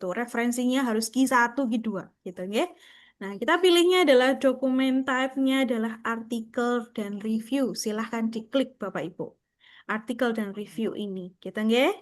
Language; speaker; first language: Indonesian; native; Indonesian